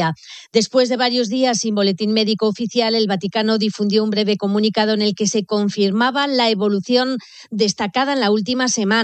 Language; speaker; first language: Spanish; native; Spanish